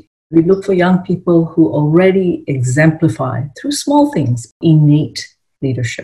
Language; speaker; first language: English; native; English